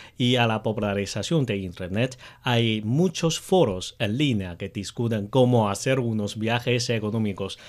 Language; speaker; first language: Spanish; non-native, fluent; Chinese